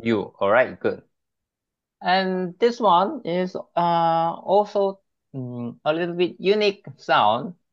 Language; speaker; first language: English; non-native, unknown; Korean